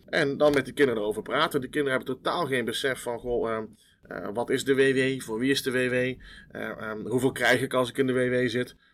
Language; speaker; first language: Dutch; native; Dutch